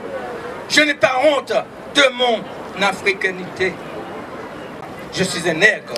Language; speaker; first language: French; native; French